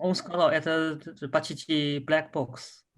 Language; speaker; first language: Russian; non-native, learner; Chinese